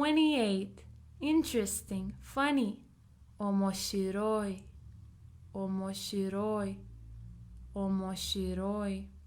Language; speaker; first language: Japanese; non-native, fluent; English